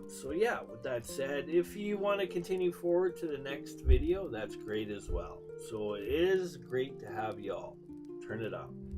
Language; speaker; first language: English; native; English